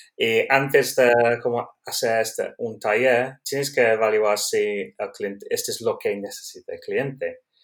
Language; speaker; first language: Spanish; non-native, learner; English